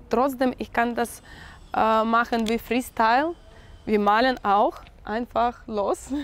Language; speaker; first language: German; non-native, learner; Russian